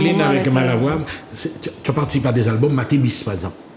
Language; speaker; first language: French; native; French